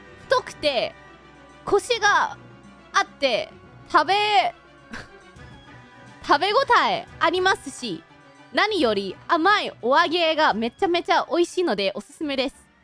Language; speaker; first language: Japanese; non-native, fluent; English